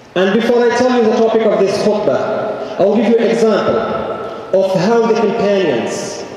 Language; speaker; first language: English; non-native, fluent; Arabic